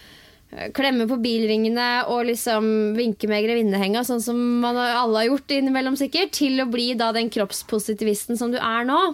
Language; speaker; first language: Norwegian; native; Norwegian